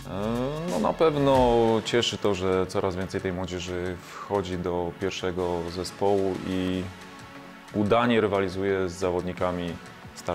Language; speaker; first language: Polish; native; Polish